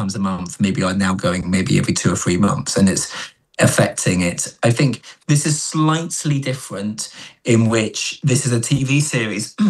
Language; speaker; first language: English; native; English